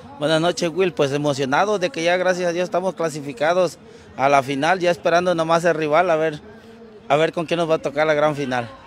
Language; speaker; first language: Spanish; native; Spanish